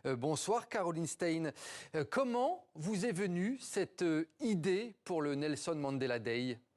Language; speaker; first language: French; native; French